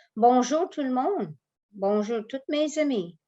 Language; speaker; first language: French; non-native, local second language; English